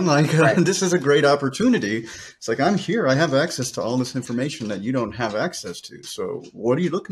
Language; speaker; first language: English; native; English